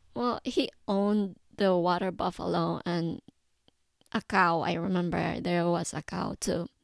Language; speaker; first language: English; non-native, local second language; Cebuano